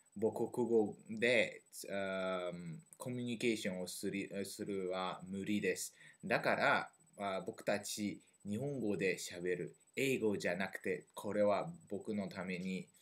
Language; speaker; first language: Japanese; non-native, learner; French